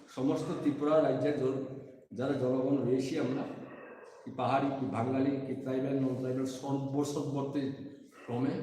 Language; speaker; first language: Bangla; non-native, local second language; Kok Borok